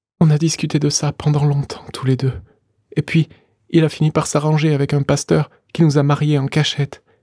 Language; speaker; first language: French; native; French